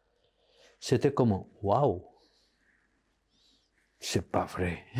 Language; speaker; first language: French; non-native, fluent; Spanish